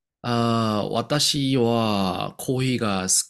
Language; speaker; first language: Japanese; non-native, learner; Korean